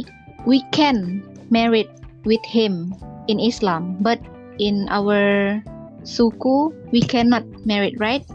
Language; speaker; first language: English; non-native, learner; Indonesian